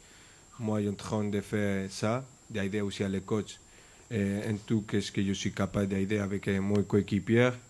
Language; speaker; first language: French; non-native, fluent; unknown